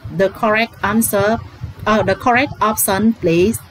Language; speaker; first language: English; non-native, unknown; Vietnamese